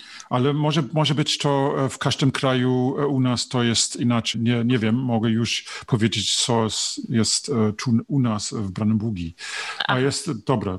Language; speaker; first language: Polish; non-native, learner; German